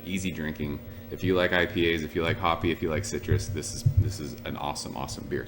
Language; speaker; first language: English; native; English